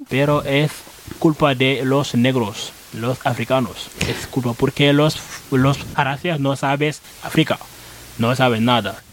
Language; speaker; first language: Spanish; non-native, learner; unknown